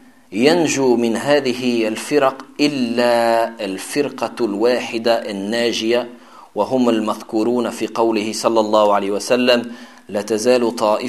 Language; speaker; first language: Arabic; non-native, fluent; French